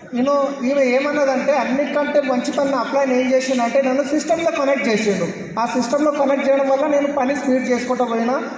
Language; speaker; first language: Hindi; non-native, local second language; Telugu